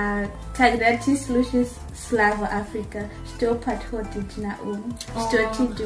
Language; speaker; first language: Russian; non-native, learner; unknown